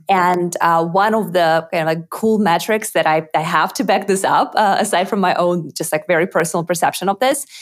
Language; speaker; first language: English; non-native, fluent; Russian